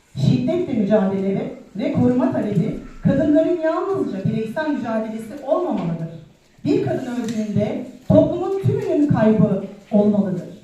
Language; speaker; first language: Turkish; native; Turkish